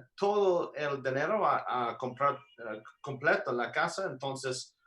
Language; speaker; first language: Spanish; non-native, learner; English